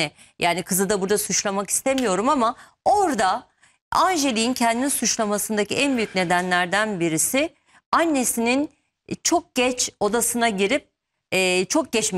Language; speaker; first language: Turkish; native; Turkish